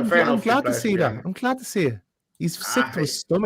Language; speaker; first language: English; native; English